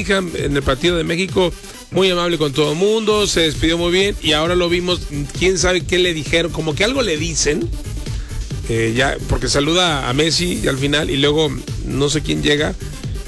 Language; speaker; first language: Spanish; native; Spanish